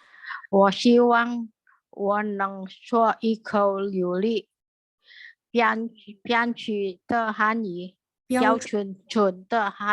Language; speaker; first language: Chinese; non-native, learner; Indonesian